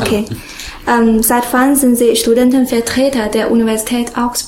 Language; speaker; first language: German; non-native, learner; Chinese